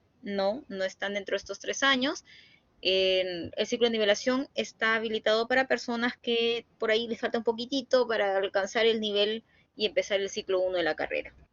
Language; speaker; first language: Spanish; native; Spanish